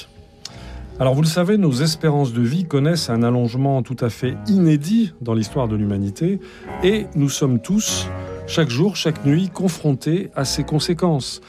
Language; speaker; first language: French; native; French